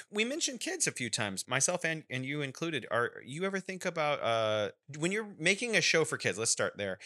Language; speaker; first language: English; native; English